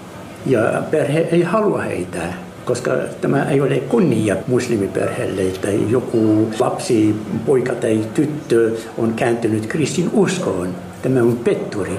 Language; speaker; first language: Finnish; non-native, fluent; Arabic